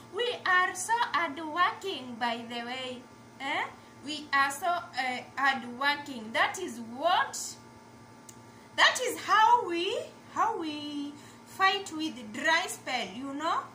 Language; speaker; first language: English; non-native, local second language; Kamba